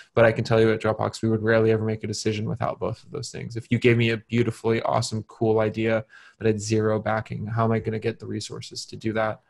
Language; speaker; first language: English; native; English